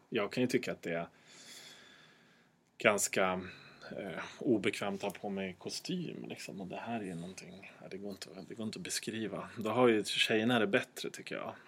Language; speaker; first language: Swedish; native; Swedish